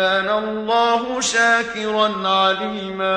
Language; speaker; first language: Arabic; native; Arabic